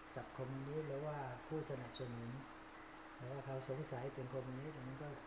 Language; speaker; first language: Thai; non-native, learner; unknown